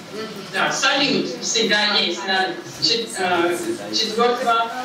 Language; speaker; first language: Russian; non-native, learner; English